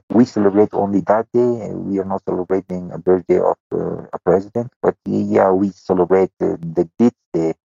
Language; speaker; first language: English; non-native, fluent; Persian